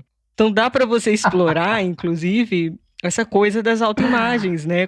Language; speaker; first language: Portuguese; native; Portuguese